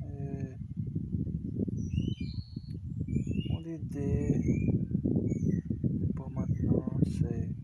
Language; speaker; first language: French; non-native, learner; Portuguese